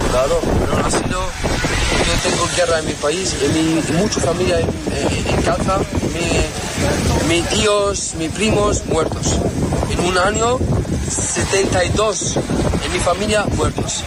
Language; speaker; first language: Spanish; non-native, learner; Arabic